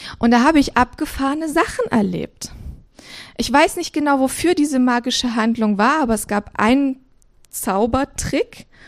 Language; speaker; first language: German; early bilingual, other home language; Romanian